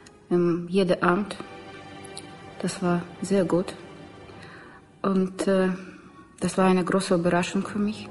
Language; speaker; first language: German; non-native, learner; Russian